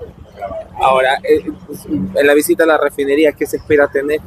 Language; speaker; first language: Spanish; native; Spanish